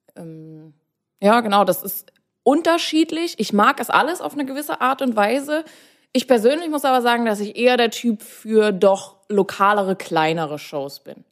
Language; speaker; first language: German; native; German